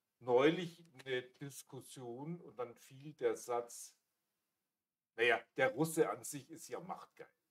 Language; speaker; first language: German; native; German